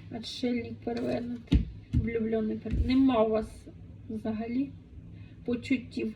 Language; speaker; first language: Ukrainian; non-native, local second language; Russian